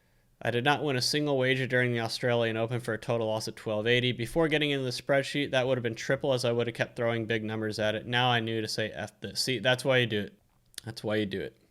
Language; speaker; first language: English; native; English